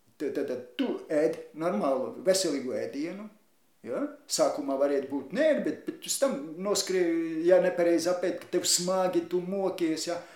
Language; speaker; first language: Latvian; non-native, local second language; Russian